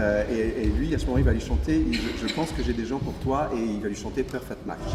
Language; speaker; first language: French; native; French